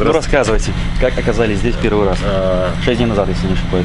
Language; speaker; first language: Russian; native; Russian